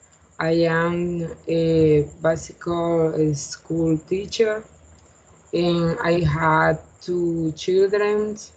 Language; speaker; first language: English; non-native, learner; Spanish